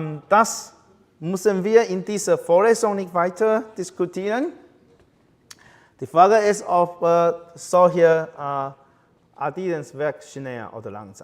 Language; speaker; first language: German; non-native, learner; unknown